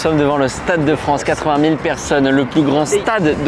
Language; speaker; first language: French; native; French